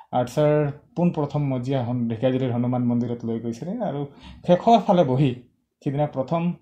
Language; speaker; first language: Assamese; non-native, local second language; Sadri